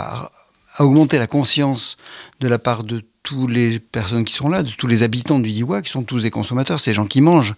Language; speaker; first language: French; native; French